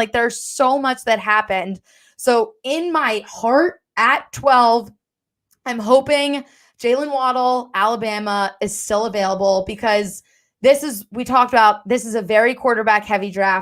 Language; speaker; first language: English; native; English